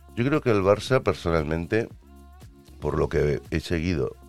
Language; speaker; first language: Spanish; native; Spanish